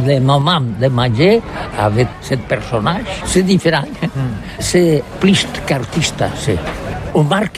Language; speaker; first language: French; non-native, learner; Catalan